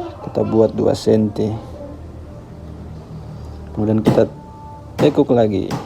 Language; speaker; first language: Indonesian; native; Indonesian